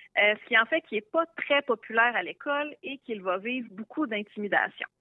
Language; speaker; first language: French; native; French